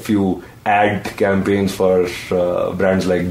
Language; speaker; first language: English; non-native, local second language; Hindi